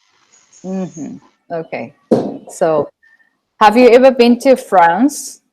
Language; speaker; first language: English; non-native, fluent; Japanese